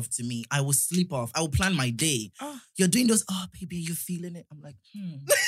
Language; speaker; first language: English; non-native, local second language; Yoruba